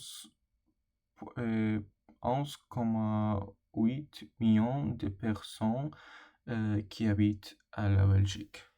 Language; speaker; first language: French; non-native, learner; English